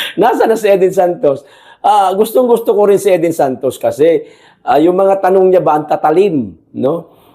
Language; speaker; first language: Filipino; non-native, local second language; Cebuano